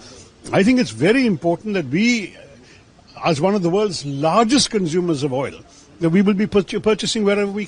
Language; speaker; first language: English; non-native, local second language; Malayalam